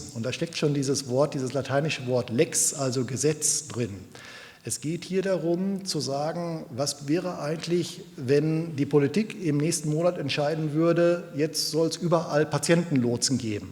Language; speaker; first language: German; native; German